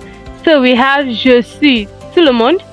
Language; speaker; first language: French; non-native, fluent; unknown